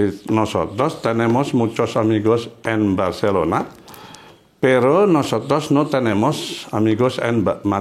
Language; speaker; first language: Spanish; non-native, fluent; Indonesian